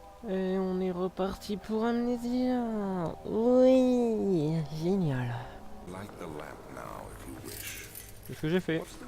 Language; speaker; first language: French; native; French